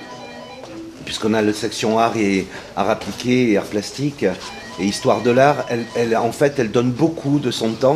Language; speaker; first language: French; native; French